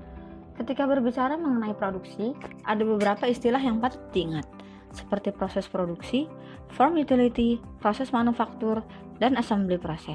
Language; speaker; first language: Indonesian; native; Indonesian